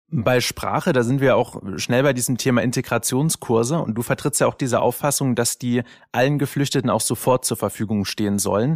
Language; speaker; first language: German; native; German